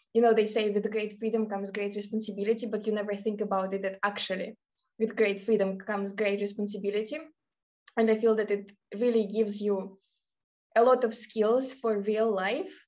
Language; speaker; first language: English; non-native, fluent; Russian